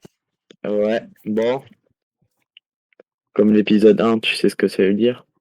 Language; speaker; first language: French; native; French